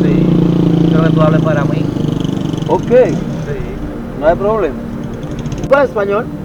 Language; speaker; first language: Spanish; non-native, learner; Haitian Creole